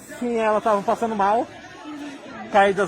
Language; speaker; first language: Portuguese; non-native, fluent; Haitian Creole